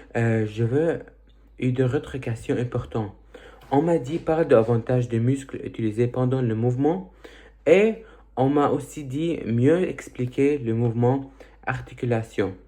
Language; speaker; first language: French; early bilingual, other home language; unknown